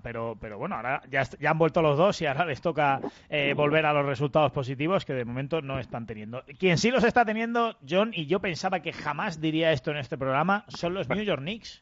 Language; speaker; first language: Spanish; native; Spanish